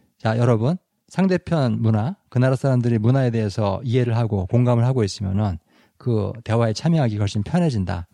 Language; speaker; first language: Korean; native; Korean